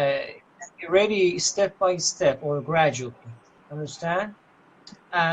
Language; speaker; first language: English; non-native, fluent; Persian